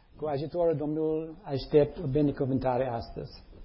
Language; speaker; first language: Romanian; non-native, learner; English